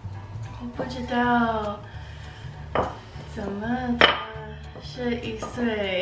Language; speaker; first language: Chinese; non-native, learner; English